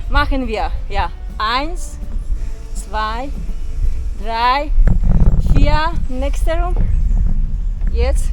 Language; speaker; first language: German; non-native, learner; Ukrainian